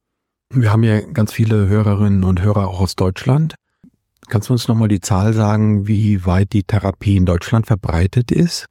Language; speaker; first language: German; native; German